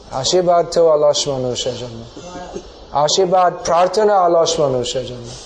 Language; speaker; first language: Bangla; non-native, fluent; English